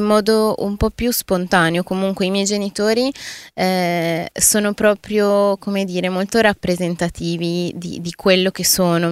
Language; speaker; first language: Italian; early bilingual, other home language; Spanish